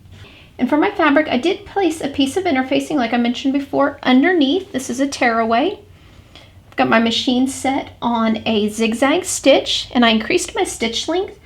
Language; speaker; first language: English; native; English